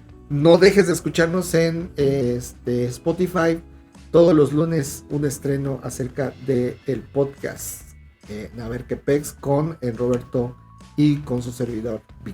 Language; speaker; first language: Spanish; native; Spanish